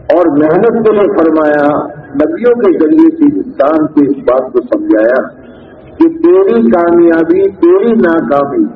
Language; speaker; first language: Urdu; native; Urdu